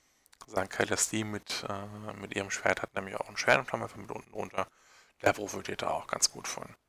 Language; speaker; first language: German; native; German